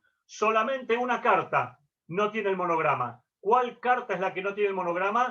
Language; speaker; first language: Spanish; native; Spanish